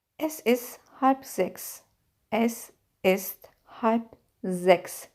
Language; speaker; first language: German; non-native, fluent; Turkish